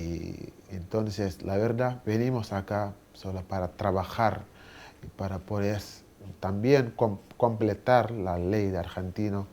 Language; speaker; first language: Spanish; non-native, learner; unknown